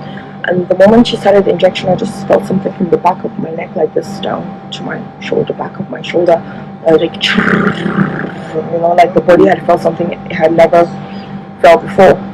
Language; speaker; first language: English; non-native, local second language; Hausa